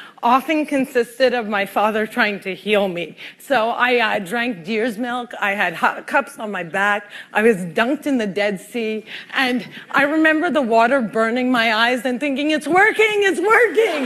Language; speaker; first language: English; native; English